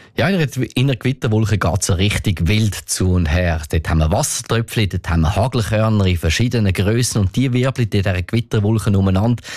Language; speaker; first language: German; native; German